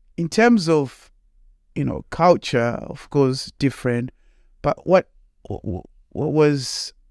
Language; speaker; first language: English; non-native, local second language; Shona